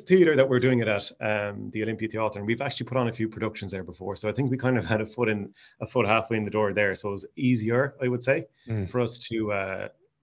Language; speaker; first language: English; native; English